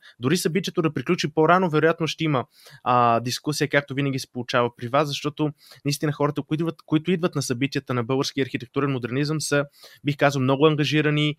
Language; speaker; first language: Bulgarian; native; Bulgarian